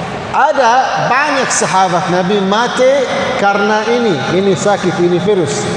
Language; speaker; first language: Indonesian; non-native, learner; Arabic